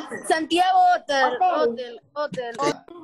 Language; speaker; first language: English; non-native, learner; Spanish